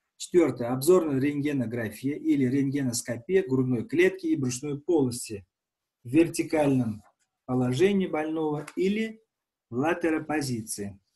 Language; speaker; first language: Russian; non-native, local second language; Uzbek